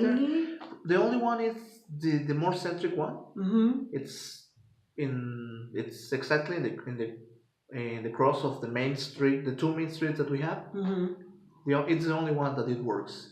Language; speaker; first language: English; non-native, fluent; Spanish